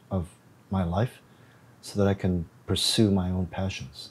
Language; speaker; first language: English; non-native, fluent; Korean